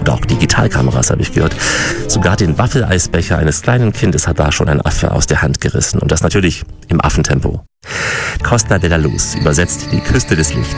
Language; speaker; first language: German; native; German